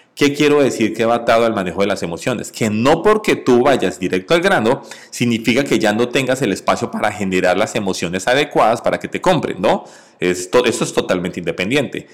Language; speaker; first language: Spanish; native; Spanish